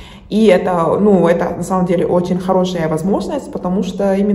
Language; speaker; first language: Russian; non-native, fluent; Spanish